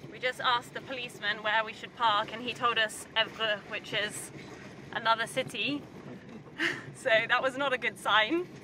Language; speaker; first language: English; native; English